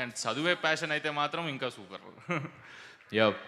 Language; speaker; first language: Telugu; native; Telugu